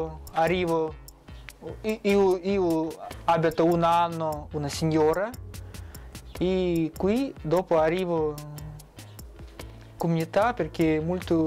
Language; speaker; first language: Italian; non-native, learner; Russian